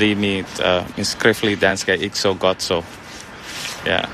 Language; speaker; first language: Danish; non-native, fluent; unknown